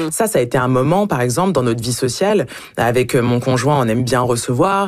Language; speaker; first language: French; native; French